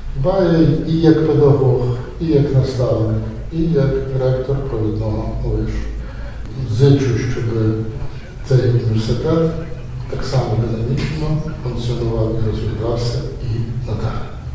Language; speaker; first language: Ukrainian; native; Ukrainian